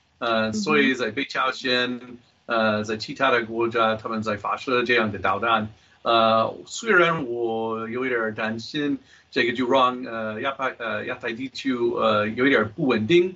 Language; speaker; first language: Chinese; non-native, fluent; English